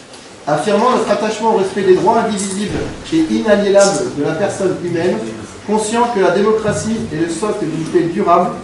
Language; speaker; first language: French; native; French